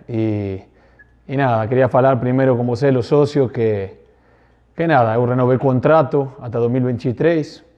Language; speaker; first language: Portuguese; non-native, learner; Spanish